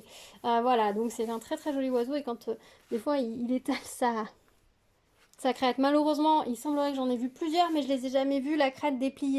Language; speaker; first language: French; native; French